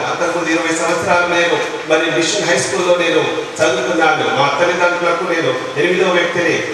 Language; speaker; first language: Telugu; non-native, local second language; Lambadi